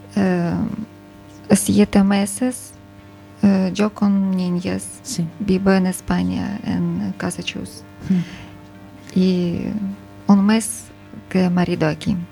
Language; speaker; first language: Spanish; non-native, learner; Ukrainian